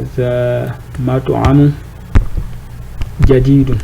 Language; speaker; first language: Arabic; non-native, fluent; French